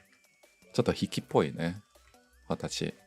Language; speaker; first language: Japanese; non-native, learner; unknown